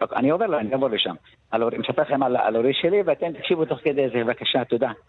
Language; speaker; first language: Hebrew; early bilingual, other home language; Arabic